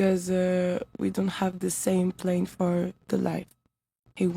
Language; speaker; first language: English; non-native, learner; French